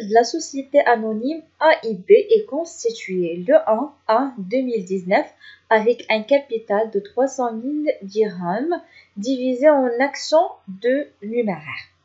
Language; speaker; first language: French; non-native, local second language; Arabic